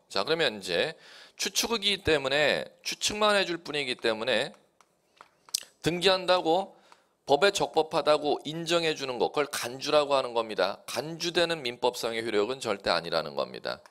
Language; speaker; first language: Korean; native; Korean